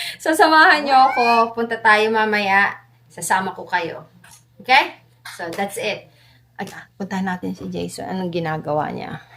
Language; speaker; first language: Filipino; native; Filipino